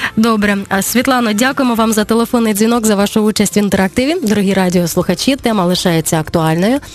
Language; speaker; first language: Ukrainian; native; Ukrainian